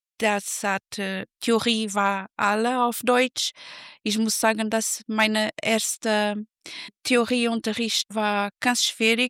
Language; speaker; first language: German; non-native, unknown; Portuguese